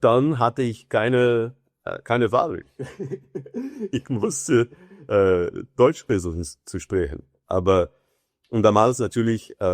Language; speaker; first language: German; non-native, fluent; Portuguese